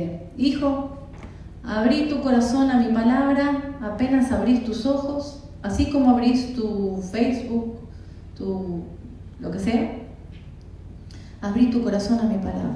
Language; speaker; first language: Spanish; native; Spanish